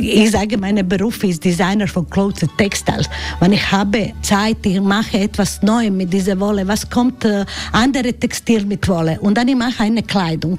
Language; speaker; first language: German; non-native, learner; Croatian